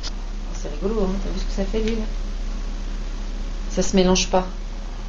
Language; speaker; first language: French; native; French